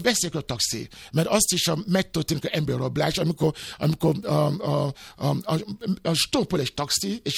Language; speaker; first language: Hungarian; non-native, learner; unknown